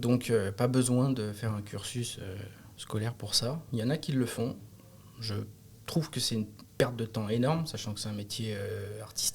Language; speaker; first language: French; native; French